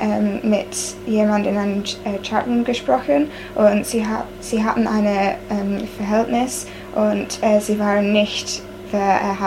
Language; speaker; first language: German; non-native, learner; English